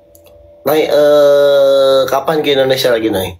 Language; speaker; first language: Indonesian; non-native, local second language; Sundanese